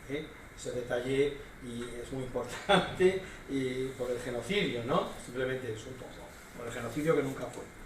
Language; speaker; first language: Spanish; native; Spanish